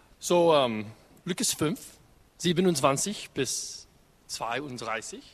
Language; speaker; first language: German; non-native, learner; English